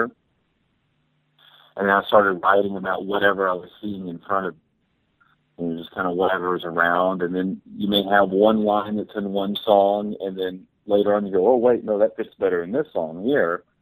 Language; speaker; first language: English; native; English